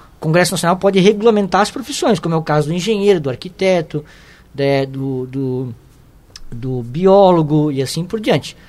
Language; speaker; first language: Portuguese; native; Portuguese